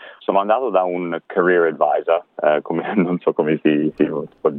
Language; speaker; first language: Italian; non-native, fluent; English